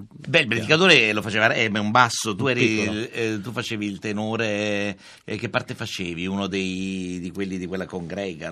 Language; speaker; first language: Italian; native; Italian